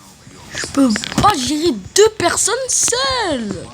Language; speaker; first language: French; native; French